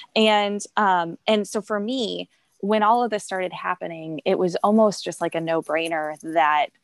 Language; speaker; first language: English; native; English